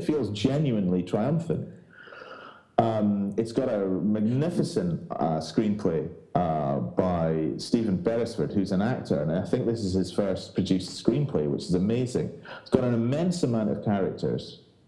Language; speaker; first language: English; native; English